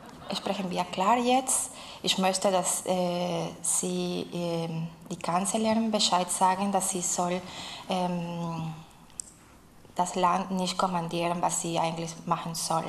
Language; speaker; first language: German; non-native, fluent; Spanish